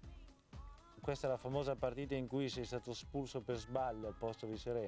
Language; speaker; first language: Italian; native; Italian